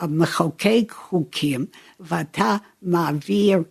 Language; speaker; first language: Hebrew; non-native, fluent; English